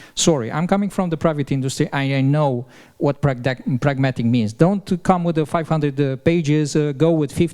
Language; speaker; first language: English; non-native, fluent; Romanian